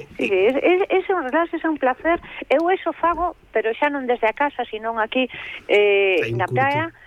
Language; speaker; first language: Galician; native; Galician